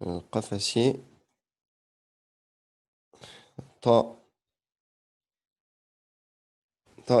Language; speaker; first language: Arabic; non-native, learner; French